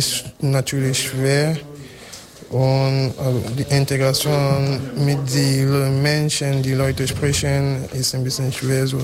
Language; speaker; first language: German; non-native, learner; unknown